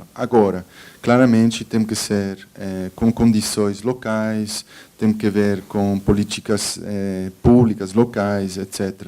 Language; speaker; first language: Portuguese; non-native, fluent; Spanish